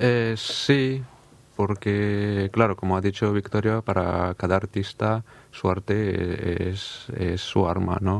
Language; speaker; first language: Spanish; non-native, fluent; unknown